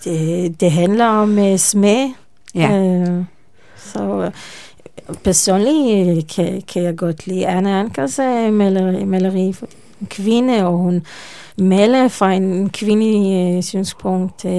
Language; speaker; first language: Danish; non-native, learner; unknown